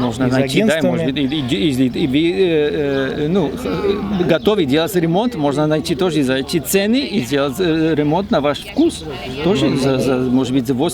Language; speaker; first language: Russian; non-native, fluent; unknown